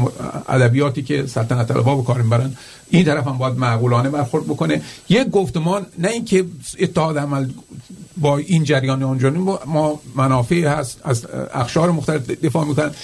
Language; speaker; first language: Persian; native; Persian